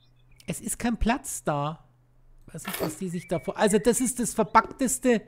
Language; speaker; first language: German; native; German